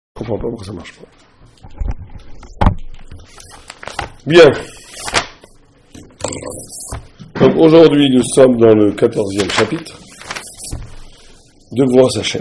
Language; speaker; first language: French; native; French